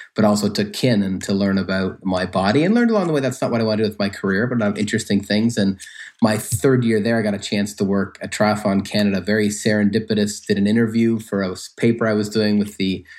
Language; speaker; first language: English; native; English